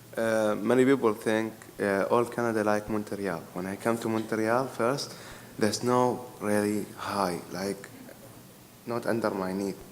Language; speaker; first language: English; non-native, learner; Arabic